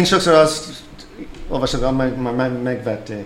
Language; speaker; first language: Hungarian; early bilingual, heritage; English